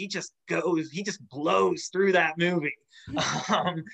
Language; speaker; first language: English; native; English